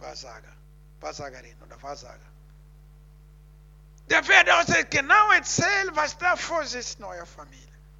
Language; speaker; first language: German; non-native, learner; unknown